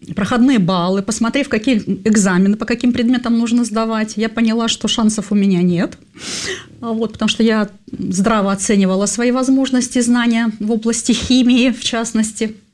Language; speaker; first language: Russian; native; Russian